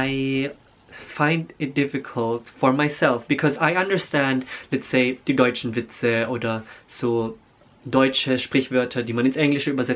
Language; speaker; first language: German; early bilingual, other home language; Filipino